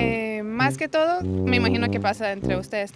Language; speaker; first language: Spanish; non-native, fluent; Lithuanian